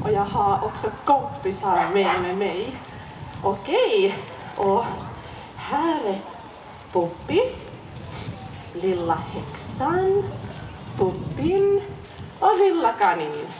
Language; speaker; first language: Swedish; non-native, local second language; Finnish